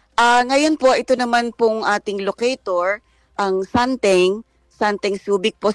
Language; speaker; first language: Filipino; native; Filipino